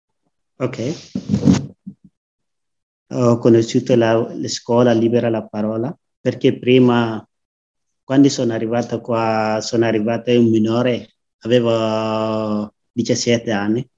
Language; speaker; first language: Italian; non-native, learner; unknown